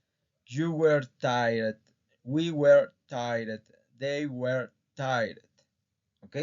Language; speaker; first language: English; non-native, fluent; Spanish